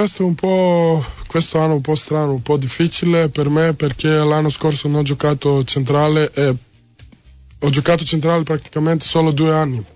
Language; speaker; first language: Italian; non-native, learner; Serbian